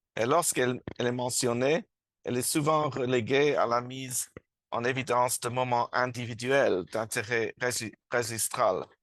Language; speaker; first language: French; non-native, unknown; English